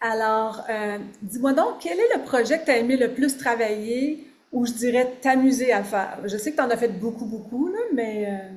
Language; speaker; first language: French; native; French